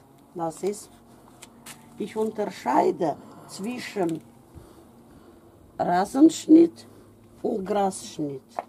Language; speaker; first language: German; non-native, fluent; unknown